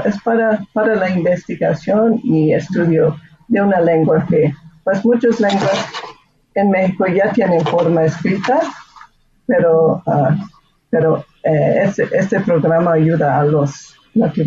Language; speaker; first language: Spanish; non-native, fluent; English